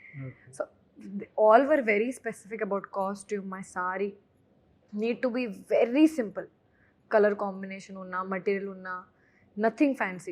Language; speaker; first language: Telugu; non-native, fluent; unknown